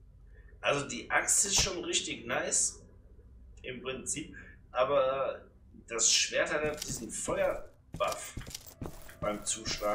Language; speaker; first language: German; native; German